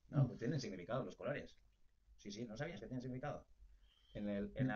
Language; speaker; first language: Spanish; native; Spanish